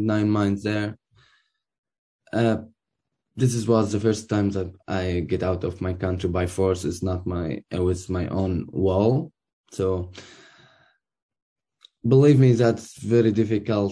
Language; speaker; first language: English; non-native, learner; Arabic